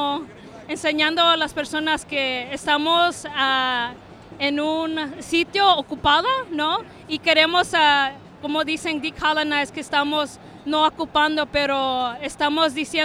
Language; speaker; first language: Spanish; early bilingual, heritage; Spanish